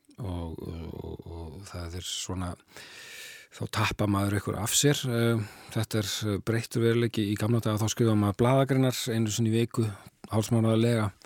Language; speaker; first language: Icelandic; native; Icelandic